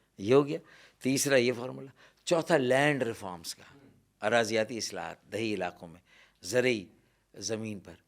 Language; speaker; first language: Urdu; native; Urdu